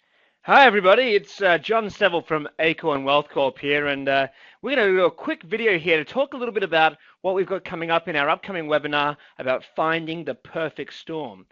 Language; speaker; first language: English; native; English